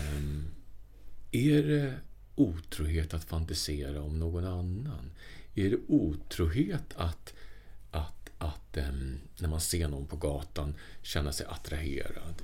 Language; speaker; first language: Swedish; native; Swedish